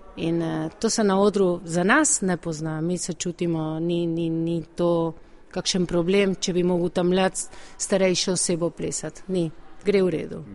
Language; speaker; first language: Slovenian; early bilingual, heritage; Slovenian